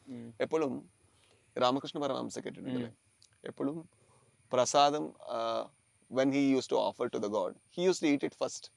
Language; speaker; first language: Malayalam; non-native, learner; Kannada